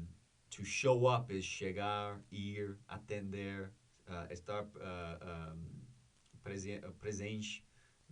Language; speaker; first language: Portuguese; non-native, learner; English